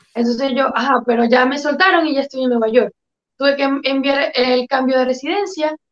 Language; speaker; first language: Spanish; native; Spanish